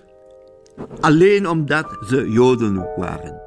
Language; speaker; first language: Dutch; non-native, local second language; French